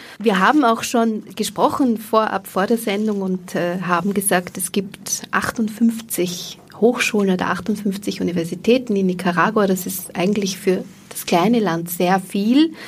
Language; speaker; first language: German; native; German